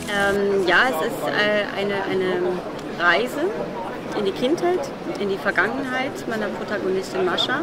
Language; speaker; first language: German; early bilingual, other home language; Russian